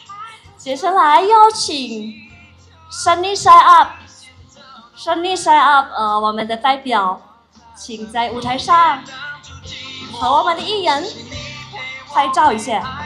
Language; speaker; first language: Chinese; non-native, fluent; Thai